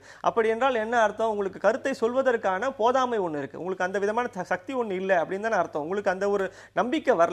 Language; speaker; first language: Tamil; native; Tamil